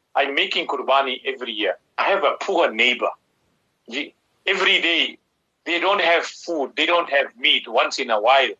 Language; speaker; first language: English; native; English